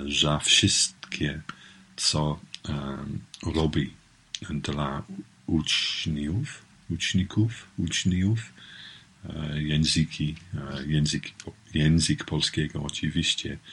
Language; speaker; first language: Polish; non-native, learner; English